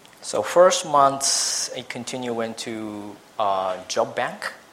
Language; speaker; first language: English; non-native, fluent; Japanese